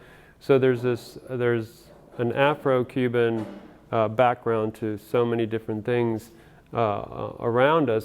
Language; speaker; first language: English; early bilingual, other home language; Spanish